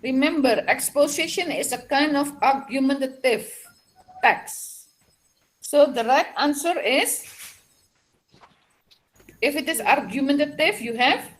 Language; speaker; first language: English; non-native, fluent; Javanese